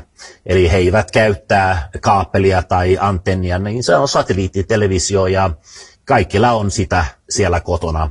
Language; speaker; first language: Finnish; non-native, fluent; Swedish